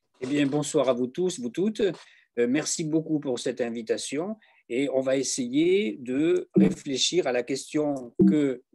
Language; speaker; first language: French; native; French